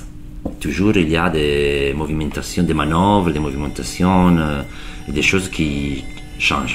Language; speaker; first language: French; non-native, learner; Italian